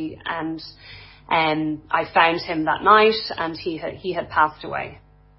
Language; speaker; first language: English; native; English